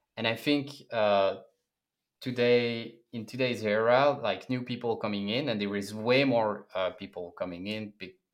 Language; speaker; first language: English; non-native, fluent; French